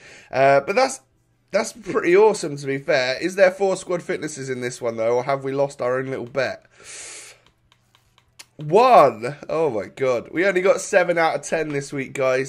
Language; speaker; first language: English; native; English